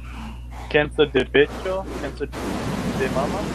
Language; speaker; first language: Spanish; non-native, learner; English